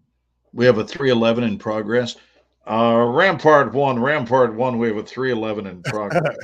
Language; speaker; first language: English; native; English